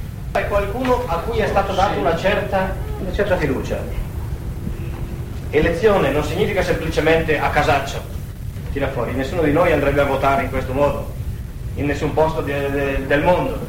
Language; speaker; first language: Italian; native; Italian